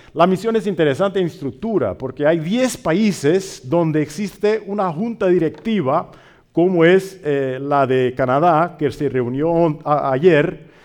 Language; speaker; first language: Spanish; non-native, fluent; English